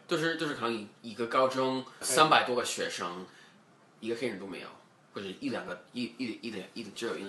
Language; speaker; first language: Chinese; non-native, fluent; English